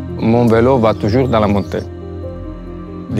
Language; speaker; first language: French; native; French